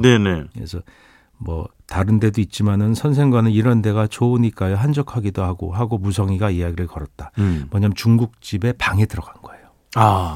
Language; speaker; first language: Korean; native; Korean